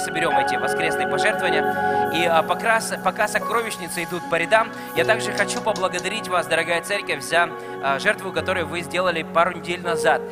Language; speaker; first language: Russian; native; Russian